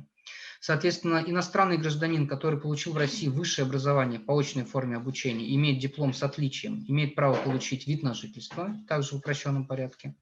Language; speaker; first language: Russian; native; Russian